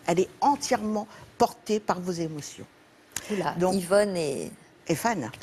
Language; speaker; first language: French; native; French